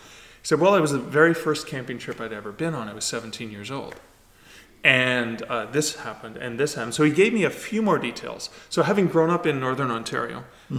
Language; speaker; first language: English; native; English